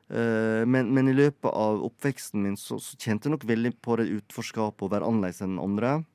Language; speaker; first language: Norwegian; native; Norwegian